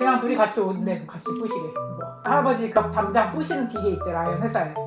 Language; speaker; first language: Korean; native; Korean